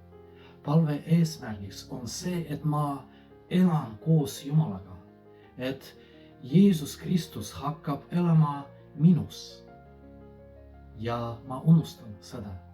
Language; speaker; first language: Estonian; non-native, fluent; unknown